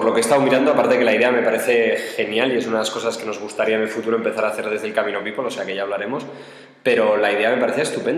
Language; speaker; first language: Spanish; native; Spanish